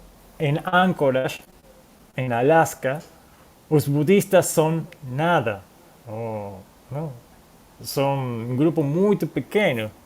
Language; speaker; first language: Portuguese; non-native, fluent; Spanish